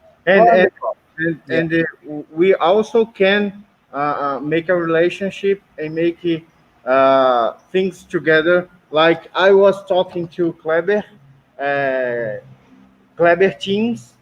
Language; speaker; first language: English; non-native, learner; Portuguese